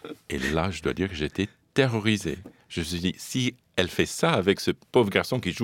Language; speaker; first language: French; non-native, fluent; English